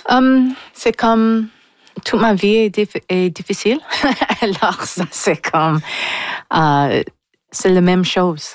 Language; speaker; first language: French; non-native, fluent; English